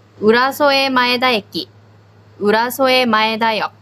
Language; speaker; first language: Japanese; non-native, fluent; Korean